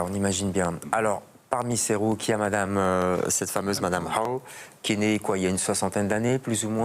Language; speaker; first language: French; native; French